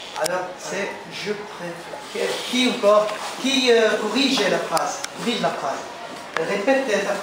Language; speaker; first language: French; non-native, fluent; Arabic